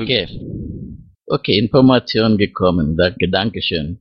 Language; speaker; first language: German; non-native, fluent; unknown